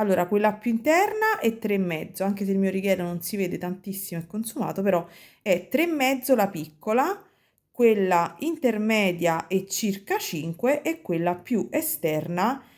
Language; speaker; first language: Italian; native; Italian